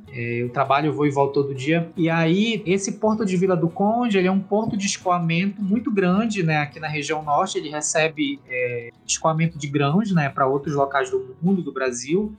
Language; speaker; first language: Portuguese; native; Portuguese